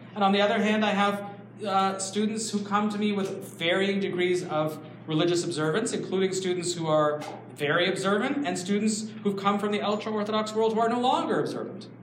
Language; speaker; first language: English; native; English